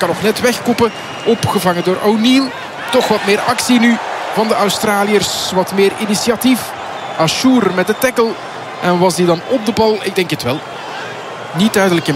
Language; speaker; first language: Dutch; native; Dutch